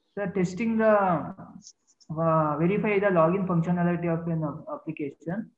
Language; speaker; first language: English; non-native, local second language; Kannada